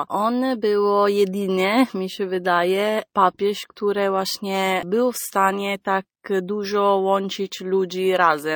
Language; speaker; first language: Polish; non-native, fluent; Italian